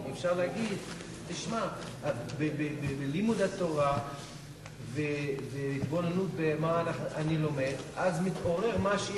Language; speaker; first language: Hebrew; non-native, fluent; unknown